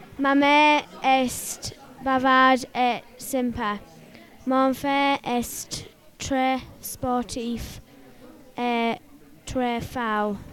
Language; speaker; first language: French; non-native, learner; English